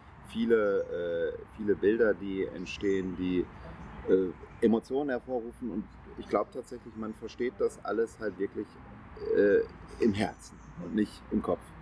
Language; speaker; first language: German; native; German